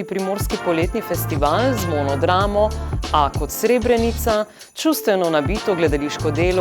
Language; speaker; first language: Slovenian; native; Slovenian